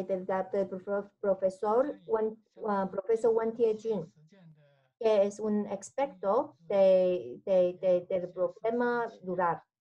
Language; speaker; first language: Spanish; non-native, learner; Chinese